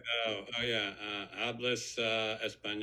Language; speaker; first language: Spanish; non-native, fluent; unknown